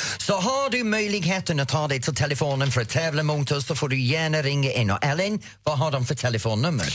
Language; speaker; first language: Swedish; non-native, fluent; English